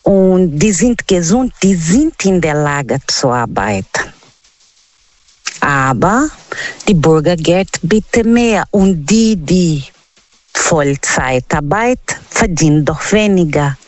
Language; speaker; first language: German; non-native, learner; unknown